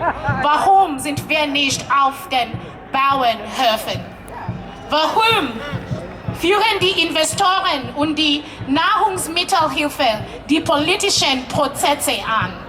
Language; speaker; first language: German; non-native, learner; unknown